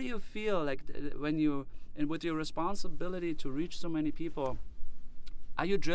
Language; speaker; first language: English; non-native, fluent; German